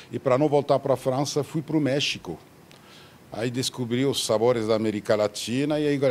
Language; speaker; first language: Portuguese; non-native, fluent; French